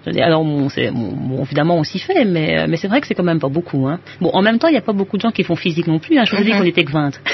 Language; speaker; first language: French; native; French